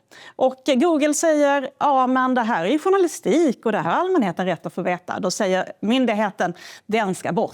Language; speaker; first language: Swedish; native; Swedish